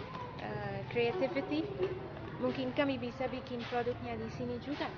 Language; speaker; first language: Indonesian; non-native, learner; Dutch